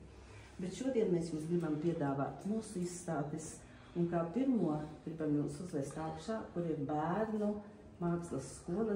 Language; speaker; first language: Latvian; native; Latvian